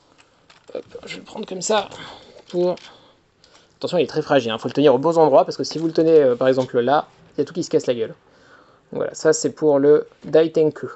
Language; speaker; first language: French; native; French